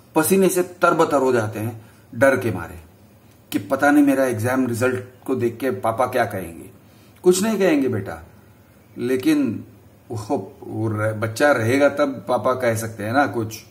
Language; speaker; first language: Hindi; non-native, local second language; Gujarati